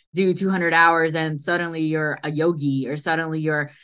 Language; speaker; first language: English; early bilingual, other home language; Hindi